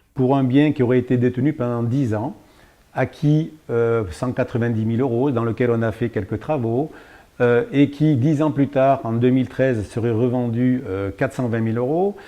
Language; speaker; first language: French; native; French